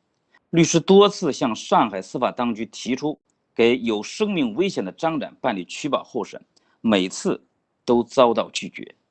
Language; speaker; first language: Chinese; native; Chinese